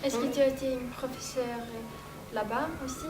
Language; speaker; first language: French; non-native, learner; Swedish